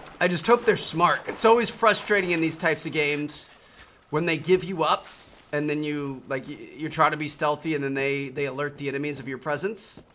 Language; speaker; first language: English; native; English